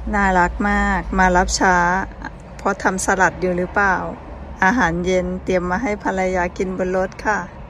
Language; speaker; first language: Thai; native; Thai